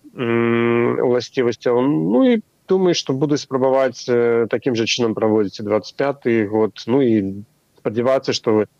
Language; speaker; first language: Belarusian; non-native, local second language; Russian